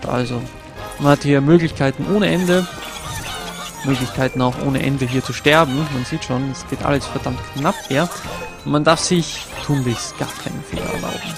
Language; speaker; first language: German; native; German